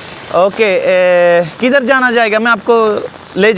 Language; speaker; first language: Hindi; non-native, learner; Bangla